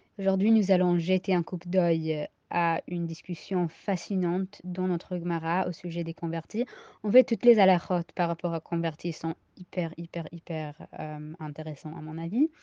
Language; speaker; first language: French; non-native, fluent; English